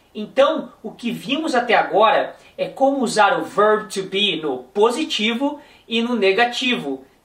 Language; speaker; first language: Portuguese; native; Portuguese